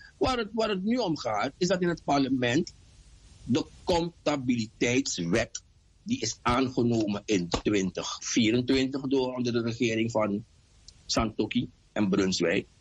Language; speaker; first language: Dutch; native; Dutch